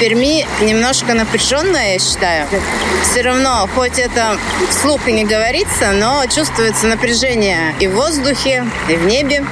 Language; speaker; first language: Russian; native; Russian